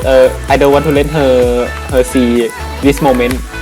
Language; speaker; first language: English; non-native, learner; Thai